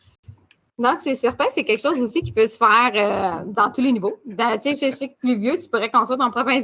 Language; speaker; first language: French; native; French